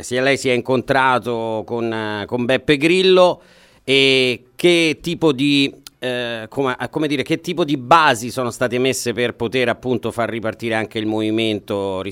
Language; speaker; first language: Italian; native; Italian